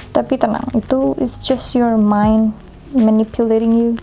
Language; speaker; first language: English; non-native, fluent; Indonesian